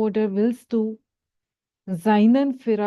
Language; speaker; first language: German; non-native, fluent; Hindi